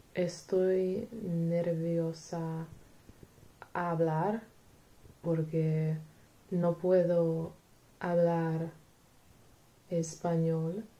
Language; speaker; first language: Spanish; non-native, learner; English